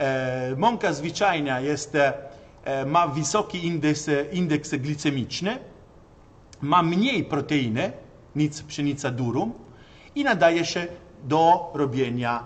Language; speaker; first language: Polish; non-native, learner; Italian